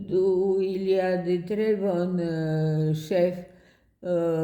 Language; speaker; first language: French; non-native, fluent; Bulgarian